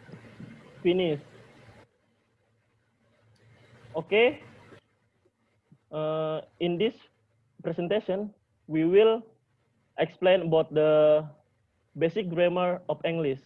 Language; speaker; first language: English; non-native, learner; Indonesian